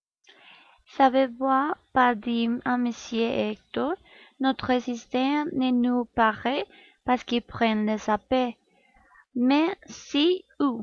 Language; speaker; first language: French; non-native, learner; Spanish